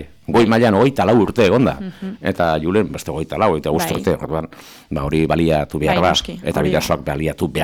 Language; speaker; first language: Basque; native; Basque